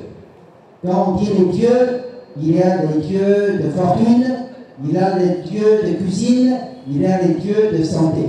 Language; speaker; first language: French; non-native, fluent; Chinese